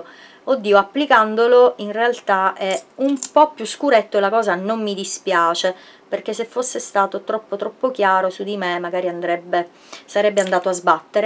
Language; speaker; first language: Italian; native; Italian